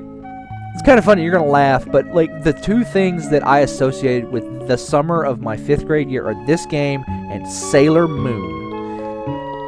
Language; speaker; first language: English; native; English